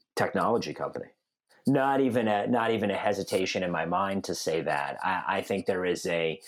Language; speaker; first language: English; native; English